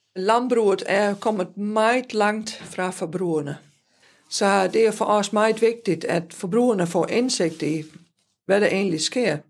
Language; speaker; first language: Danish; non-native, fluent; Dutch